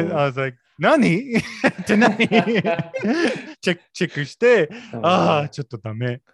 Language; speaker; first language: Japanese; non-native, learner; English